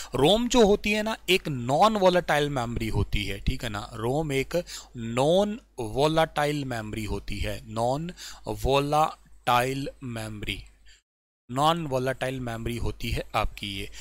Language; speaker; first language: Hindi; native; Hindi